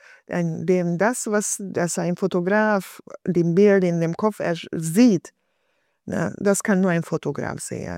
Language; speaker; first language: German; non-native, fluent; Hungarian